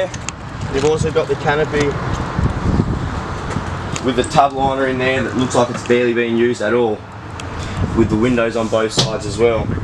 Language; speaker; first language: English; native; English